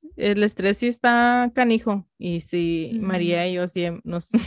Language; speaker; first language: Spanish; early bilingual, heritage; Spanish